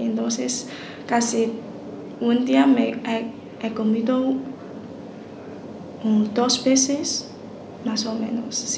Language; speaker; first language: Spanish; non-native, learner; Chinese